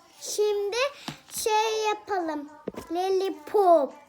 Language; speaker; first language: Turkish; early bilingual, heritage; Turkish